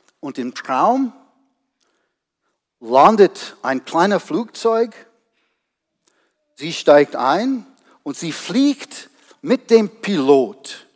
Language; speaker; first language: German; non-native, fluent; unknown